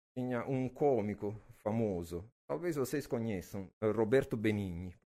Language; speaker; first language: Portuguese; non-native, fluent; Italian